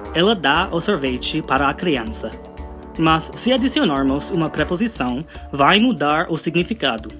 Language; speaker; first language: Portuguese; non-native, fluent; English